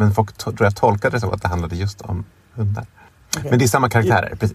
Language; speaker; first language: Swedish; native; Swedish